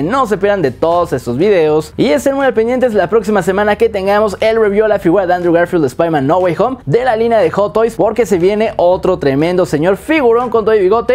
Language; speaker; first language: Spanish; native; Spanish